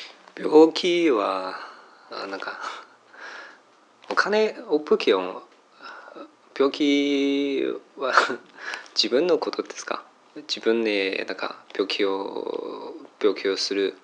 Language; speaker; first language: Japanese; non-native, learner; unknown